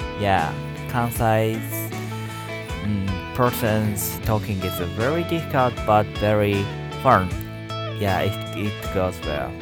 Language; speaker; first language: English; non-native, learner; Japanese